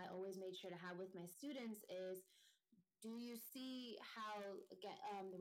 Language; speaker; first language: English; native; English